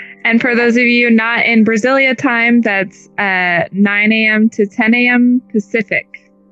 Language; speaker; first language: English; native; English